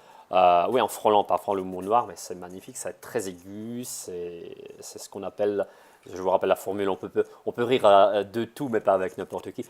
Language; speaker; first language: French; non-native, fluent; Russian